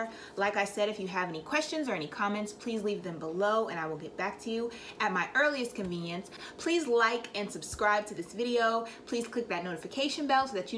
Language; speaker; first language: English; native; English